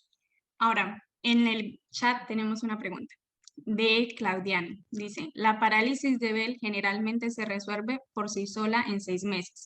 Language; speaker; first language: Spanish; native; Spanish